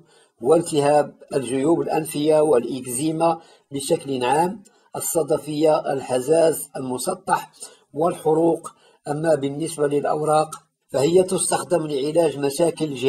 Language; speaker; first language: Arabic; native; Arabic